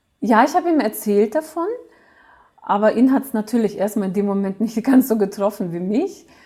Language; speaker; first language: German; early bilingual, other home language; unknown